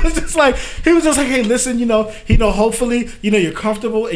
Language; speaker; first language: English; native; English